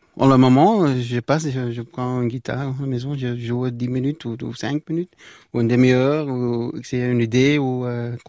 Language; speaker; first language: French; non-native, local second language; Dutch